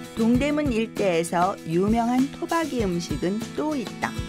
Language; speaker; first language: Korean; native; Korean